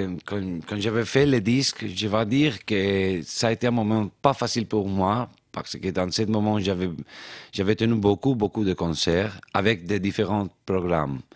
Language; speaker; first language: French; non-native, fluent; Spanish